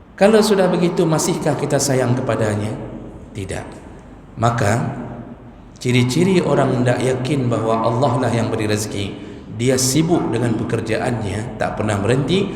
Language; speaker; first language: Malay; non-native, local second language; Achinese